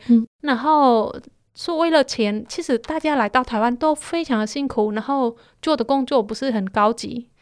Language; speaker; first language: Chinese; non-native, fluent; Khmer